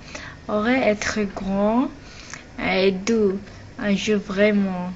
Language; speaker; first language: French; non-native, learner; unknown